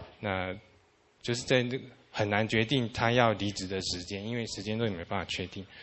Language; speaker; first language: Chinese; native; Chinese